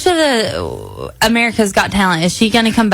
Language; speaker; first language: English; native; English